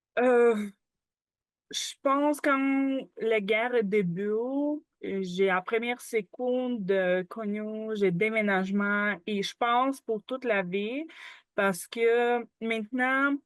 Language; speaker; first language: French; non-native, learner; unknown